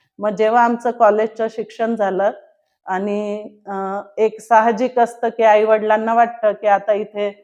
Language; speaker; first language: Marathi; non-native, local second language; Marwari